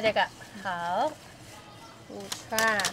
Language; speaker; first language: Chinese; non-native, fluent; Indonesian